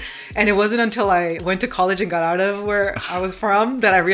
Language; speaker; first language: English; early bilingual, other home language; Spanish